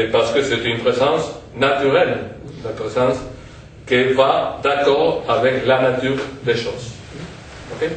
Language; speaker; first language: French; non-native, fluent; Spanish